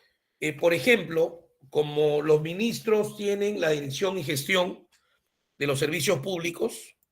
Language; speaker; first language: Spanish; native; Spanish